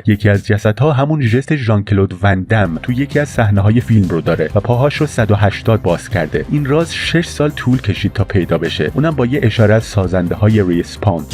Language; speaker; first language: Persian; native; Persian